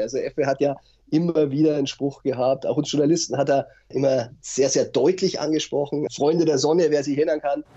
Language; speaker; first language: German; native; German